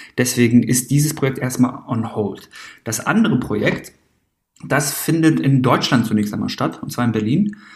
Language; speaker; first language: German; early bilingual, other home language; Persian